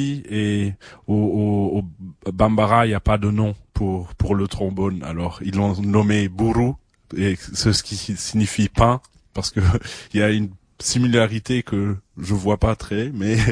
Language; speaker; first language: French; non-native, fluent; German